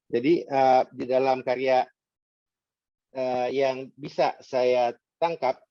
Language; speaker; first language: Indonesian; native; Indonesian